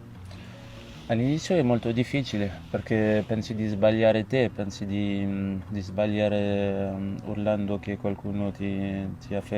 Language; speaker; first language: Italian; non-native, fluent; French